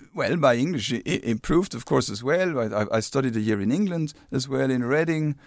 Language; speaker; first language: English; non-native, fluent; German